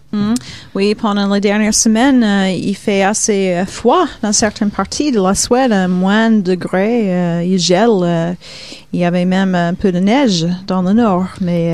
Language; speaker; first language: French; non-native, fluent; Swedish